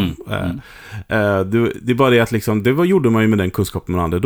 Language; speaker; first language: Swedish; native; Swedish